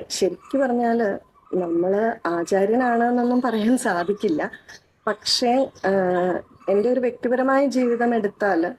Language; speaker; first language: Malayalam; non-native, local second language; Tamil